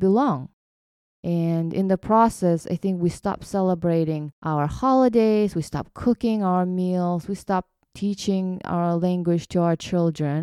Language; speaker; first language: English; non-native, fluent; Kyrgyz